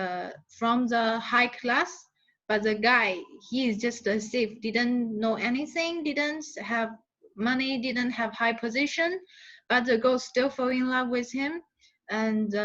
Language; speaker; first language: English; non-native, learner; Chinese